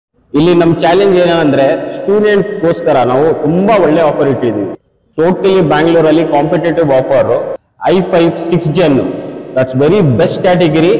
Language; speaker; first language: Kannada; non-native, local second language; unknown